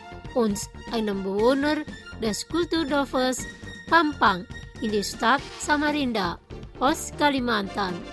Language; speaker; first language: German; non-native, fluent; Indonesian